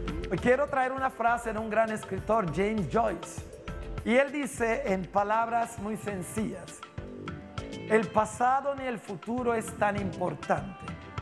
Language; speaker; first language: Spanish; non-native, local second language; English